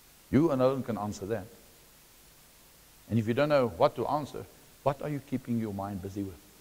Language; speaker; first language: English; non-native, local second language; Afrikaans